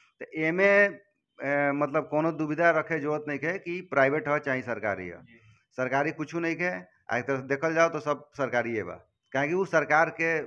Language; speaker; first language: Hindi; native; Hindi